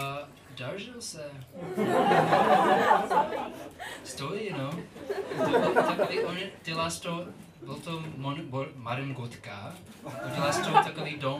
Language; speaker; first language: Czech; non-native, learner; English